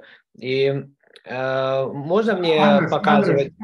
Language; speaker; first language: Russian; non-native, learner; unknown